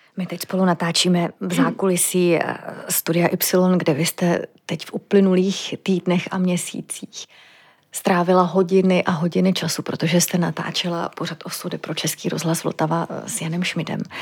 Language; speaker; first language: Czech; native; Czech